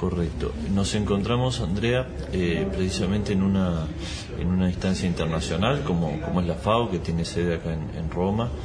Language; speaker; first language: Spanish; native; Spanish